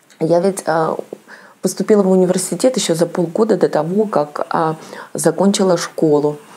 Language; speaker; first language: Russian; native; Russian